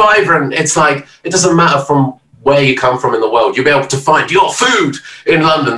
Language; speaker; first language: English; native; English